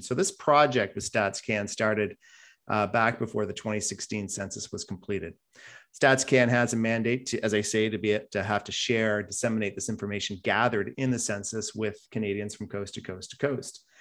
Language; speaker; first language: English; native; English